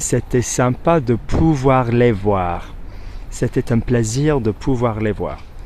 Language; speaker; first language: French; non-native, fluent; English